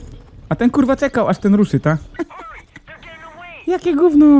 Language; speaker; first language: Polish; native; Polish